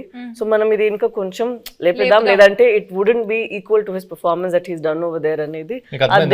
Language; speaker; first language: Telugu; non-native, fluent; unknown